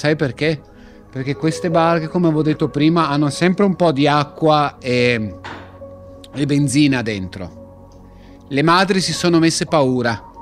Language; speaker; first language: Italian; native; Italian